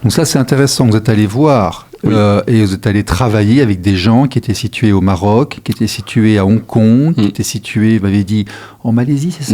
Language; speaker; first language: French; native; French